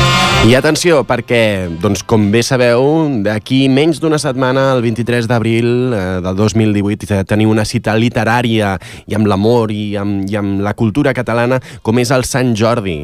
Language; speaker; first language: Catalan; native; Catalan